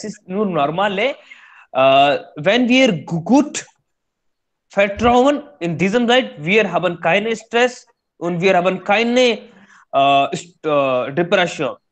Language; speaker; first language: German; non-native, learner; Hindi